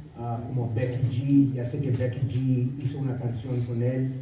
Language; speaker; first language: Spanish; early bilingual, other home language; English